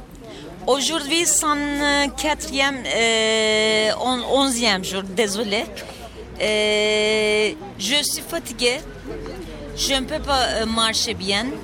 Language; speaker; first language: French; non-native, learner; Turkish